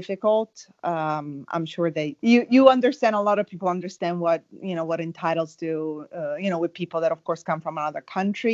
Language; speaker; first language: English; non-native, fluent; Italian